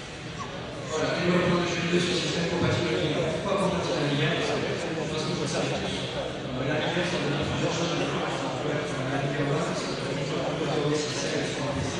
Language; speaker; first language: French; native; French